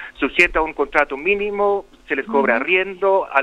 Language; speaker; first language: Spanish; non-native, local second language; German